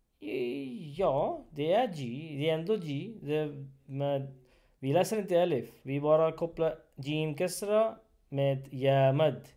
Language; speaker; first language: Swedish; non-native, fluent; Urdu